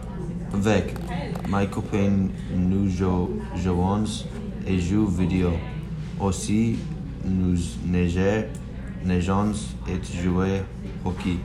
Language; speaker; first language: French; non-native, learner; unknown